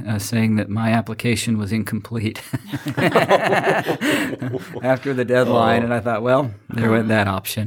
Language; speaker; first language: English; native; English